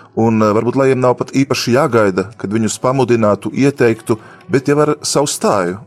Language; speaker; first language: Latvian; native; Latvian